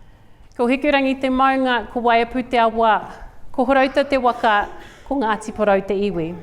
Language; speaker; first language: Māori; non-native, local second language; English